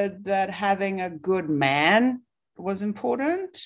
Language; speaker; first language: English; native; English